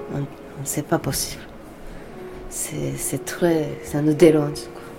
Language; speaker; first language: French; non-native, learner; Japanese